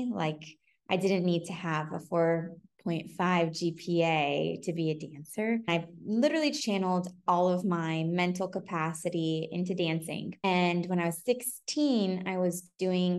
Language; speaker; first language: English; native; English